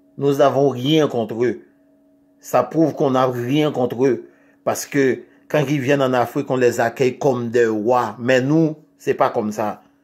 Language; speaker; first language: French; non-native, local second language; Haitian Creole